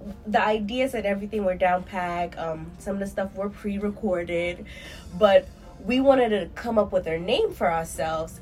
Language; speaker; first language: English; native; English